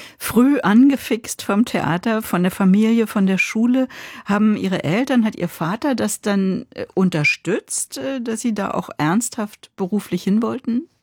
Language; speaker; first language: German; native; German